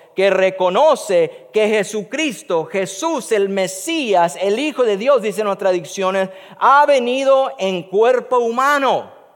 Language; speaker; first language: Spanish; native; Spanish